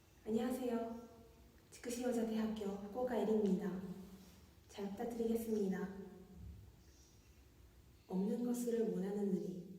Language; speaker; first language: Korean; non-native, fluent; Japanese